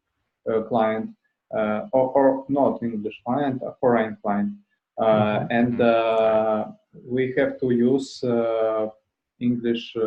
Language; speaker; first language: English; non-native, learner; Russian